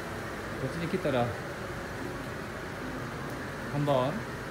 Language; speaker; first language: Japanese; non-native, learner; Korean